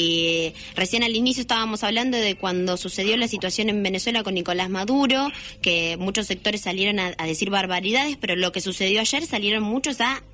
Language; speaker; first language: Spanish; native; Spanish